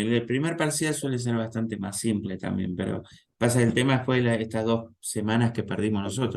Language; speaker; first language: Spanish; native; Spanish